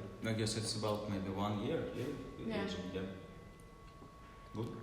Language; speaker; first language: English; non-native, learner; Russian